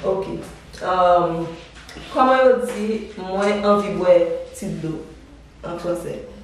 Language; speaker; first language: French; non-native, learner; Haitian Creole